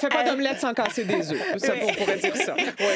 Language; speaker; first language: French; native; French